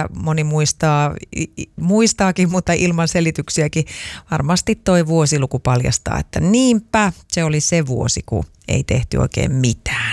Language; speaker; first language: Finnish; native; Finnish